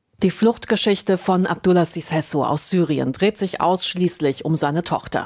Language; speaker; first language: German; native; German